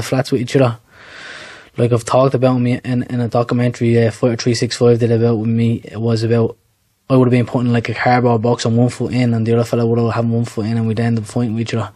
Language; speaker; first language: English; native; English